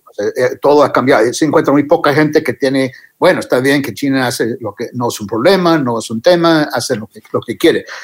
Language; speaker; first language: Spanish; non-native, fluent; English